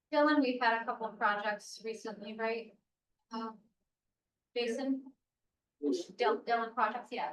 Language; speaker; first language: English; native; English